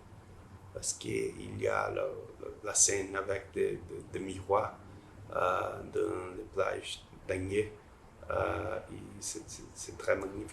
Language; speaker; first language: French; non-native, learner; Portuguese